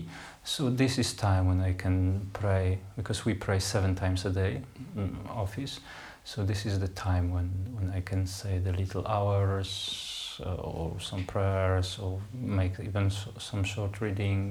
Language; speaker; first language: English; non-native, fluent; Polish